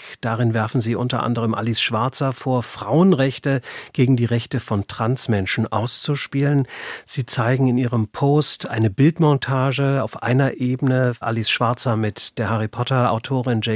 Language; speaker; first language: German; native; German